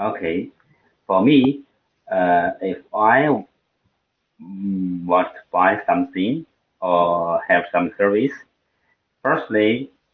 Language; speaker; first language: English; non-native, learner; Chinese